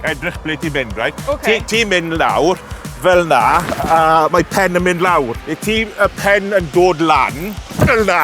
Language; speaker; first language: Welsh; non-native, local second language; English